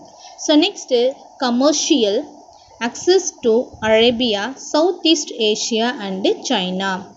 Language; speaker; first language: English; non-native, local second language; Tamil